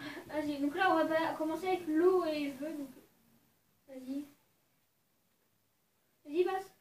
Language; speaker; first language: French; native; French